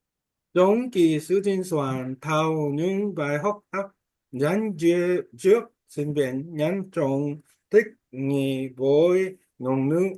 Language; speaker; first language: Vietnamese; non-native, learner; Korean